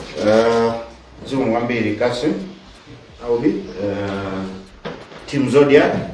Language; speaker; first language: Nyanja; native; Nyanja